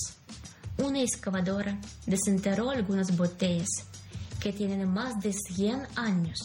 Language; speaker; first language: Spanish; non-native, fluent; Ukrainian